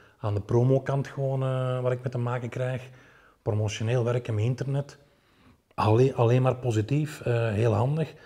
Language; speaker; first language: Dutch; native; Dutch